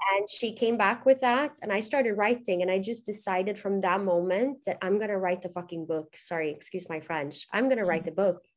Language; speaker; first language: English; non-native, fluent; Swedish